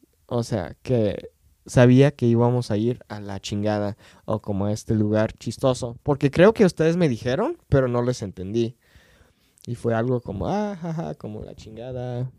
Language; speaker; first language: Spanish; non-native, fluent; English